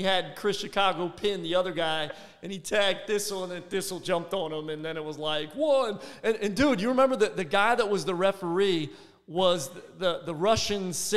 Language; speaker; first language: English; native; English